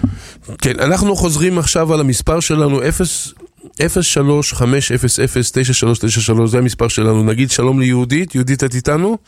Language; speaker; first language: Hebrew; native; Hebrew